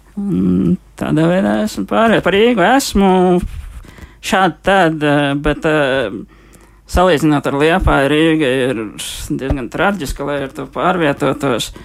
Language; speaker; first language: Latvian; native; Latvian